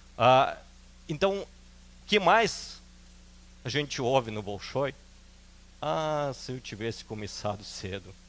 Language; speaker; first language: Portuguese; non-native, fluent; Russian